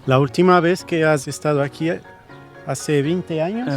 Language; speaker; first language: Spanish; non-native, learner; Portuguese